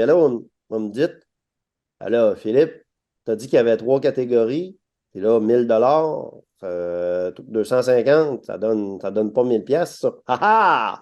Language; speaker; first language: French; native; French